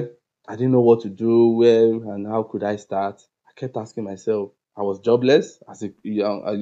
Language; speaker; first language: English; non-native, local second language; Yoruba